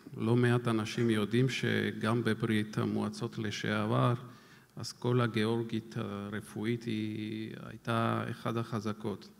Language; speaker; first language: Hebrew; non-native, fluent; Georgian